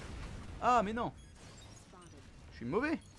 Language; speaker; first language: French; native; French